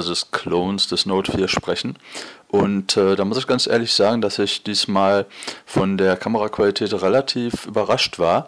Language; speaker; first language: German; native; German